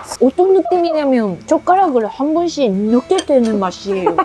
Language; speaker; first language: Korean; non-native, fluent; Japanese